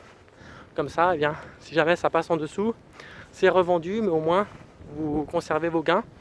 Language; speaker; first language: French; native; French